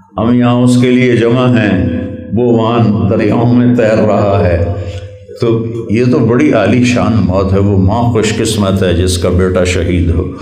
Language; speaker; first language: Urdu; non-native, local second language; Punjabi